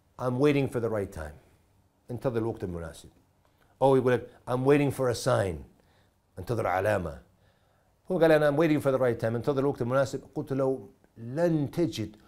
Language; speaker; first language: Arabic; non-native, fluent; English